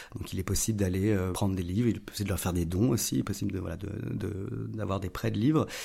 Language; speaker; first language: French; native; French